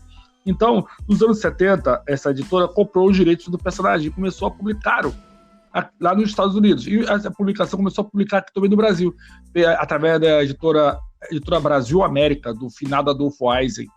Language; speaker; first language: Portuguese; native; Portuguese